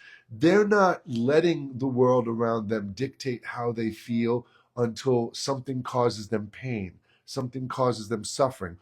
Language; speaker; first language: English; native; English